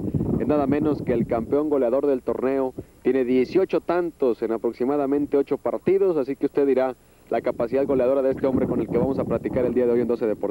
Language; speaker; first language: Spanish; native; Spanish